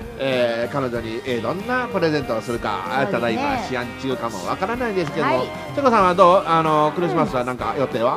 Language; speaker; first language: Japanese; native; Japanese